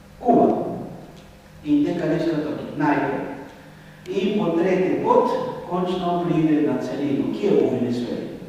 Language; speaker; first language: Slovenian; non-native, fluent; Spanish